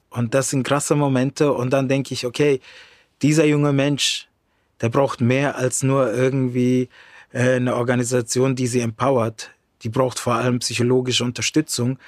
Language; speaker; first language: German; early bilingual, other home language; Romany